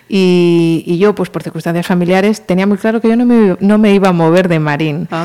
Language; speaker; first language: Spanish; native; Spanish